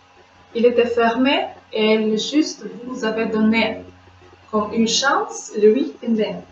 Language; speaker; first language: French; non-native, fluent; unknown